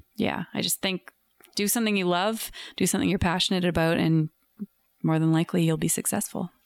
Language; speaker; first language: English; native; English